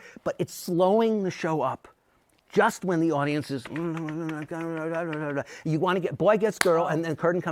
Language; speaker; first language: English; native; English